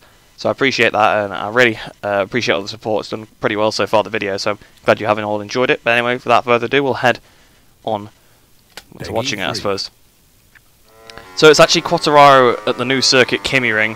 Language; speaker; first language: English; native; English